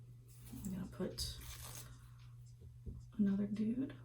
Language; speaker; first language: English; native; English